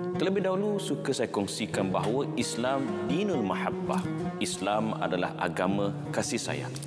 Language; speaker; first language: Malay; native; Malay